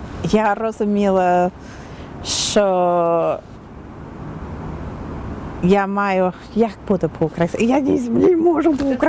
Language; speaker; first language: Ukrainian; non-native, learner; English